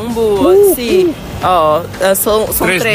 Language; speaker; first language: Spanish; non-native, fluent; Portuguese